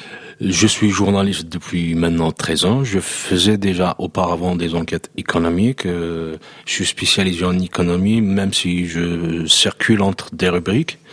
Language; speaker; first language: French; non-native, local second language; Arabic